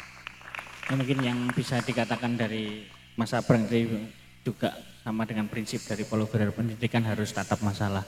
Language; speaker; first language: Indonesian; non-native, local second language; Javanese